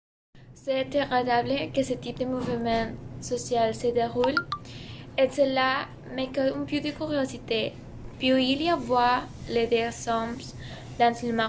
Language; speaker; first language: French; non-native, learner; Spanish